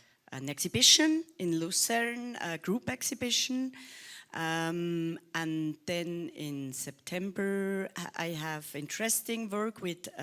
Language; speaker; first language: English; non-native, learner; Swiss German